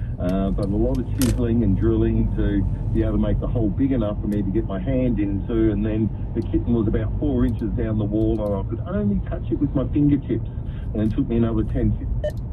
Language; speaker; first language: English; native; English